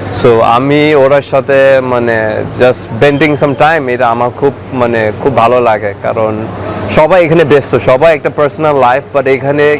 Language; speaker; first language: Bangla; early bilingual, heritage; Bangla